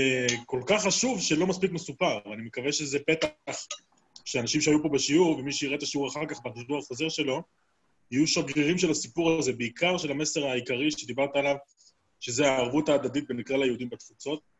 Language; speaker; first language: Hebrew; native; Hebrew